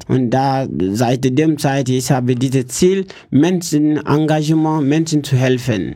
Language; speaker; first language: German; non-native, learner; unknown